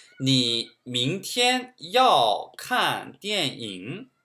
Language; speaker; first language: Chinese; non-native, fluent; Korean